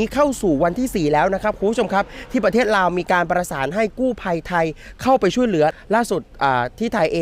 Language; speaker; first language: Thai; native; Thai